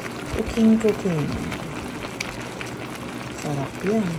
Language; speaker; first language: Filipino; native; Filipino